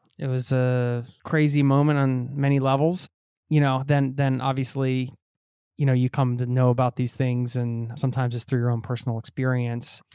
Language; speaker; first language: English; native; English